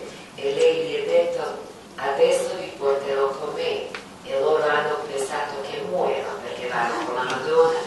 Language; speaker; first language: Italian; non-native, fluent; Croatian